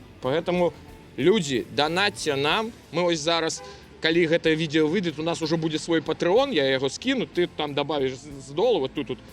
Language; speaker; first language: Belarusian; non-native, local second language; Russian